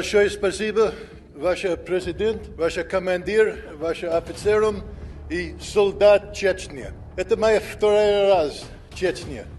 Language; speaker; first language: Russian; non-native, learner; English